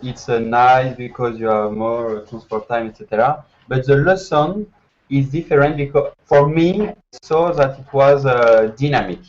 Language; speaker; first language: English; non-native, learner; French